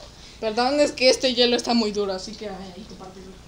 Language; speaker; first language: Spanish; native; Spanish